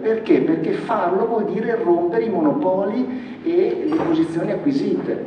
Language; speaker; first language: Italian; native; Italian